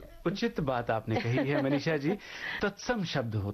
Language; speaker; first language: Hindi; native; Hindi